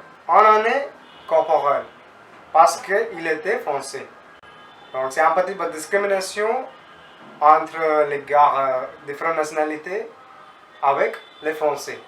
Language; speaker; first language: French; non-native, learner; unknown